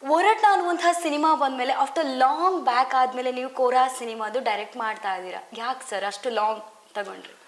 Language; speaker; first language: Kannada; native; Kannada